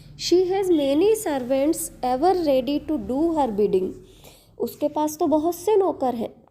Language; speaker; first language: Hindi; native; Hindi